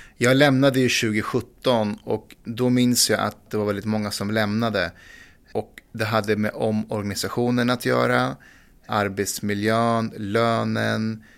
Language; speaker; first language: Swedish; early bilingual, other home language; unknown